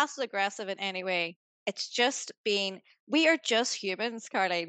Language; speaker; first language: English; native; English